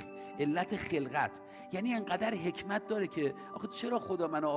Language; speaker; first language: Persian; native; Persian